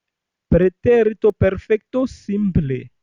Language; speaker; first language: Spanish; non-native, fluent; Haitian Creole